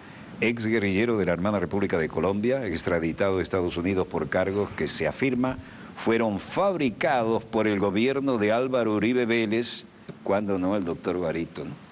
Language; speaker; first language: Spanish; native; Spanish